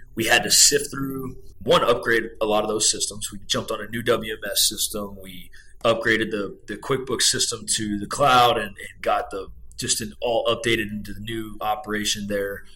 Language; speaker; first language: English; native; English